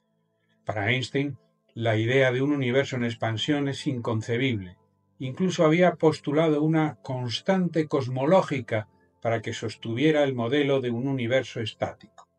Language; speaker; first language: Spanish; native; Spanish